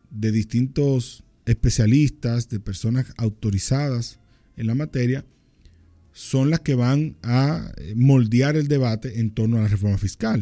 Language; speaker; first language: Spanish; native; Spanish